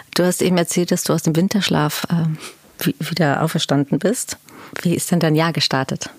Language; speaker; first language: German; early bilingual, other home language; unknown